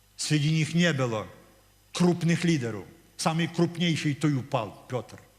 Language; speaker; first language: Russian; non-native, local second language; Ukrainian